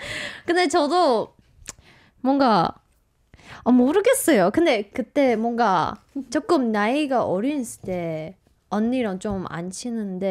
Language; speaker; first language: Korean; non-native, fluent; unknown